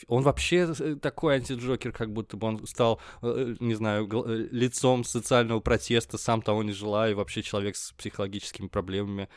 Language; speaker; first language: Russian; native; Russian